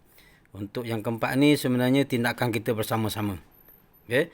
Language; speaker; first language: Malay; native; Malay